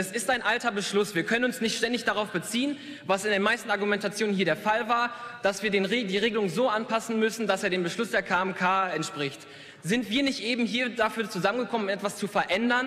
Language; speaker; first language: German; native; German